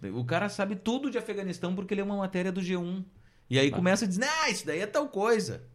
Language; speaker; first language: Portuguese; native; Portuguese